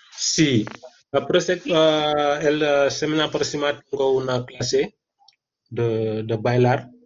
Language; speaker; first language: Spanish; non-native, learner; Wolof